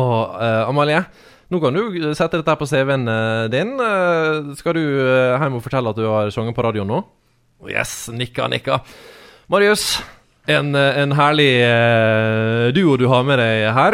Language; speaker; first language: Norwegian; native; Norwegian